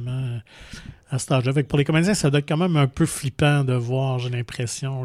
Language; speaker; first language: French; native; French